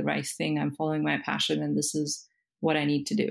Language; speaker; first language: English; non-native, local second language; Hindi